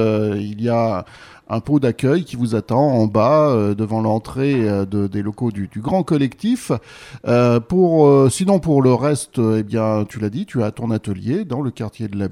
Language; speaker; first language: French; native; French